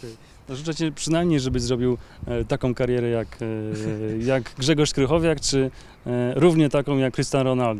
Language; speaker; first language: Polish; native; Polish